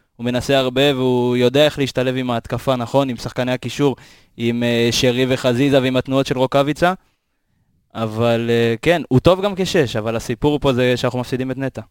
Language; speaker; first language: Hebrew; native; Hebrew